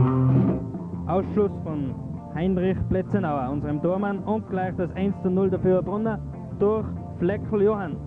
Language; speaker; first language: German; native; German